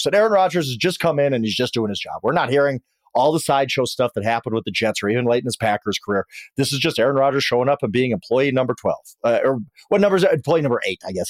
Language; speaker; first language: English; native; English